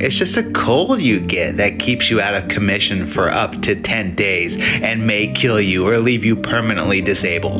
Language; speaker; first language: English; native; English